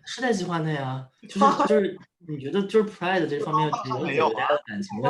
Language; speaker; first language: Chinese; native; Chinese